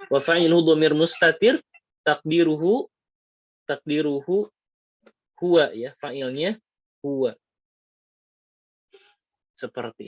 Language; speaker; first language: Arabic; non-native, fluent; Indonesian